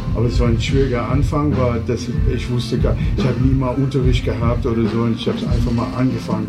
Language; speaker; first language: German; non-native, fluent; English